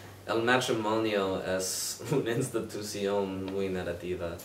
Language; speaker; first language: Spanish; non-native, learner; English